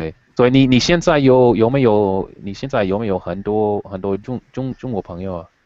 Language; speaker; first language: Chinese; non-native, fluent; English